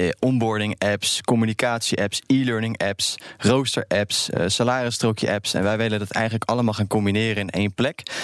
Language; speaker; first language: Dutch; native; Dutch